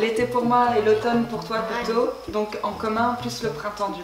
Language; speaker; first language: French; native; French